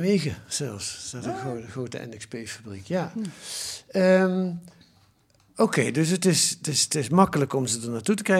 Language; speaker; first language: Dutch; native; Dutch